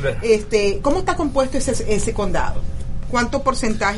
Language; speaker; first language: Spanish; native; Spanish